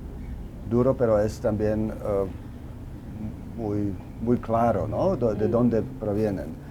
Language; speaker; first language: Spanish; non-native, fluent; Czech